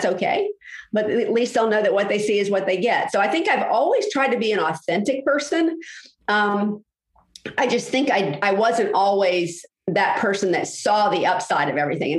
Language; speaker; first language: English; native; English